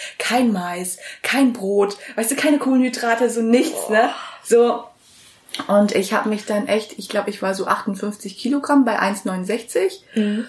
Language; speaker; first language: German; early bilingual, other home language; Vietnamese